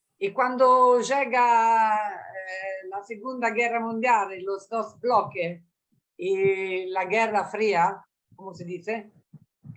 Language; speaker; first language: Spanish; non-native, learner; Italian